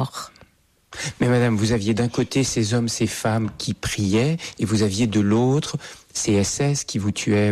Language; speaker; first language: French; native; French